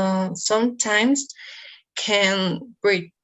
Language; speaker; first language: English; non-native, learner; Spanish